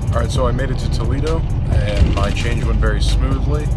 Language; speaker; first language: English; native; English